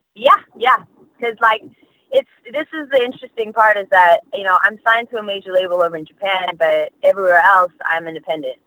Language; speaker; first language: English; native; English